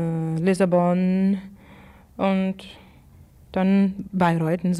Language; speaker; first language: German; non-native, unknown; English